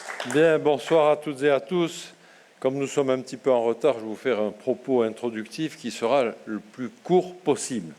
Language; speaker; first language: French; native; French